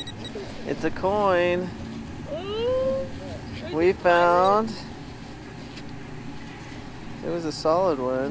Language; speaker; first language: English; native; English